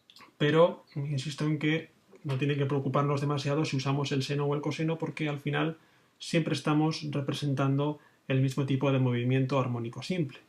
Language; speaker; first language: Spanish; native; Spanish